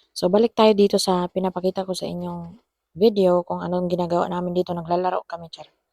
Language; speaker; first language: Filipino; non-native, local second language; Cebuano